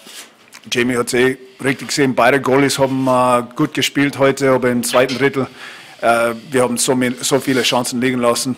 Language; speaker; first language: German; non-native, fluent; English